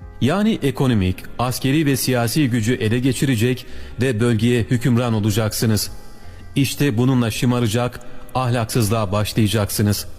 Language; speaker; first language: Turkish; native; Turkish